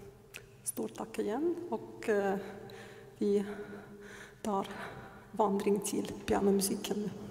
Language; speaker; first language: Swedish; non-native, fluent; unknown